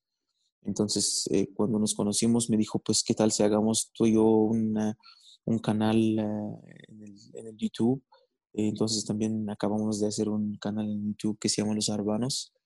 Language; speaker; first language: Spanish; non-native, fluent; Arabic